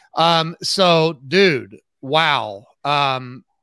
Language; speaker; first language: English; native; English